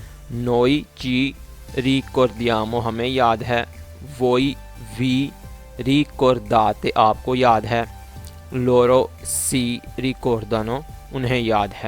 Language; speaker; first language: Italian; non-native, fluent; Urdu